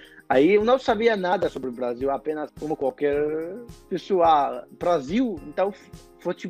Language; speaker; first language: Portuguese; non-native, fluent; Arabic